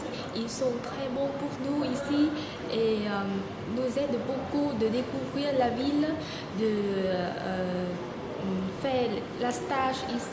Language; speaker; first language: French; non-native, learner; Vietnamese